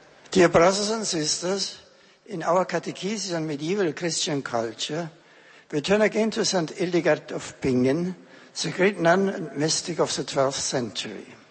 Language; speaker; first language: English; non-native, fluent; German